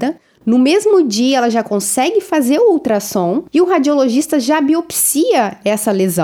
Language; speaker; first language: Portuguese; native; Portuguese